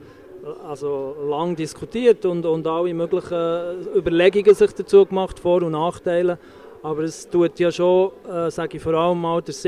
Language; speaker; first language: German; native; German